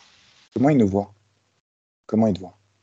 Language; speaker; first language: French; native; French